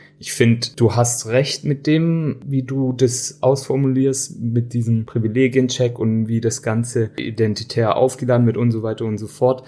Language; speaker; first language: German; early bilingual, other home language; Turkish